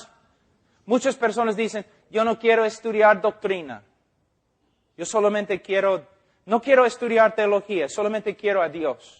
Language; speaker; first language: Spanish; non-native, fluent; English